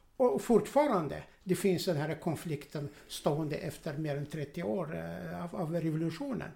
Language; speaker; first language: Swedish; non-native, fluent; Arabic